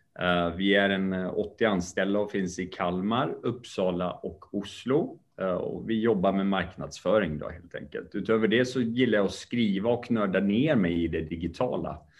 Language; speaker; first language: Swedish; early bilingual, other home language; Kurdish